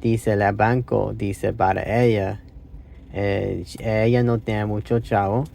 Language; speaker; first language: Spanish; non-native, learner; English